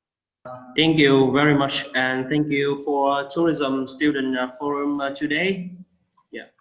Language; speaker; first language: English; non-native, fluent; Vietnamese